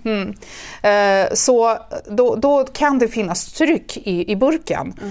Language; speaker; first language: Swedish; non-native, fluent; Russian